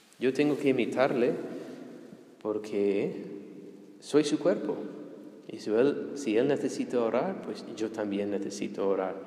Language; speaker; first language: Spanish; non-native, fluent; English